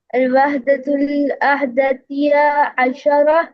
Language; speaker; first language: Arabic; non-native, learner; Urdu